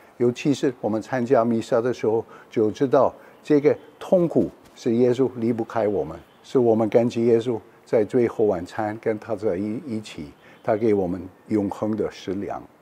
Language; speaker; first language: Chinese; non-native, fluent; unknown